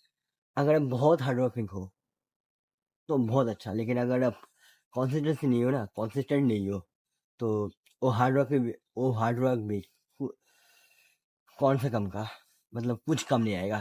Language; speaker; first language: Hindi; non-native, local second language; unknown